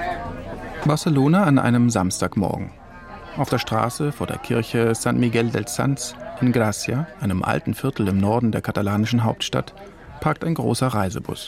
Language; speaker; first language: German; native; German